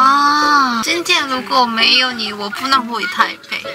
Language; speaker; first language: Chinese; non-native, fluent; Korean